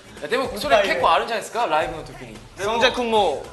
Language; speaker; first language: Japanese; non-native, fluent; Korean